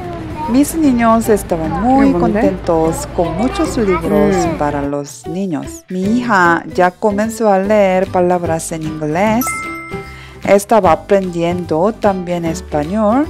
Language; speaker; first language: Spanish; non-native, learner; Korean